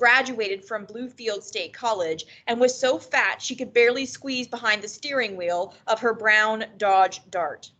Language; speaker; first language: English; native; English